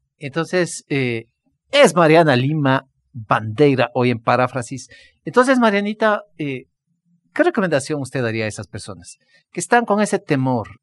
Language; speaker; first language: Spanish; native; Spanish